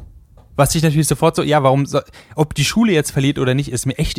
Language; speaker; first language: German; native; German